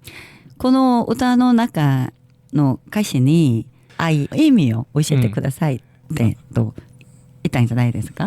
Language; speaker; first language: Japanese; non-native, learner; Korean